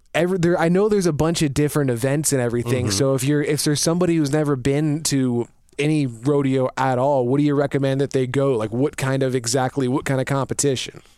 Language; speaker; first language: English; native; English